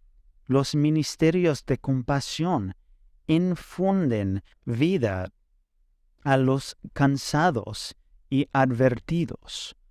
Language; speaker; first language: Spanish; non-native, fluent; English